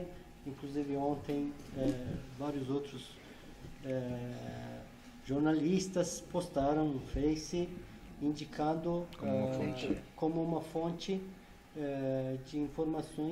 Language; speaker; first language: Portuguese; non-native, fluent; Turkish